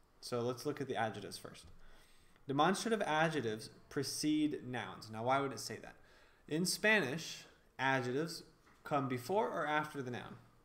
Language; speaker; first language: English; native; English